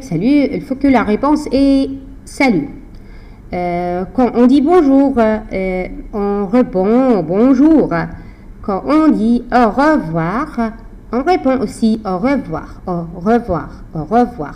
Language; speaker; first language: French; non-native, fluent; Arabic